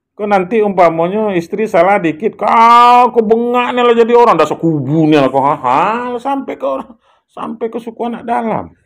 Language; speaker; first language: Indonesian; non-native, local second language; Minangkabau